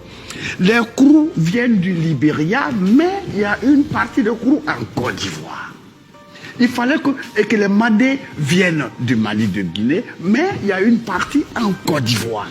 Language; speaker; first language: French; non-native, local second language; Dyula